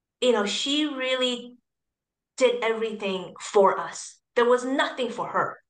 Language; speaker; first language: English; early bilingual, other home language; Cantonese